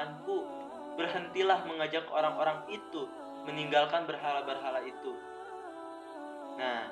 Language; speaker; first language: Indonesian; native; Indonesian